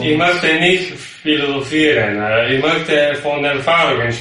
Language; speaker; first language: German; non-native, learner; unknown